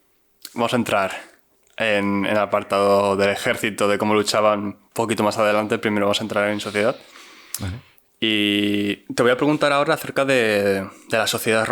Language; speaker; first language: Spanish; native; Spanish